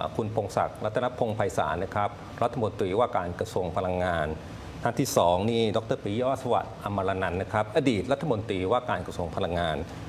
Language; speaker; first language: Thai; native; Thai